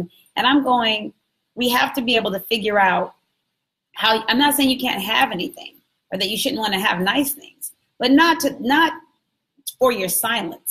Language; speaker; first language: English; native; English